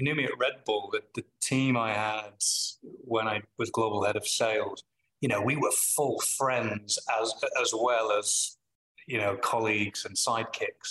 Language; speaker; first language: English; native; English